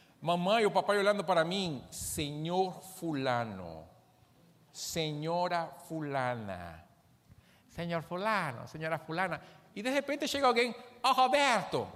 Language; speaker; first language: Portuguese; non-native, fluent; Spanish